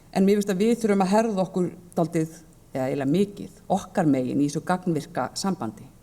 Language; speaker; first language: Icelandic; native; Icelandic